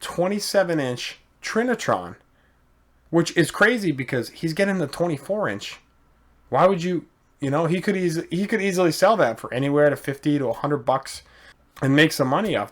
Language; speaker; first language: English; native; English